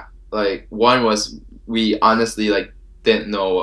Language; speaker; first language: English; non-native, local second language; Filipino